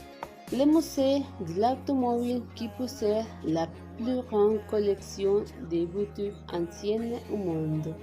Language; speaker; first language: French; non-native, learner; Spanish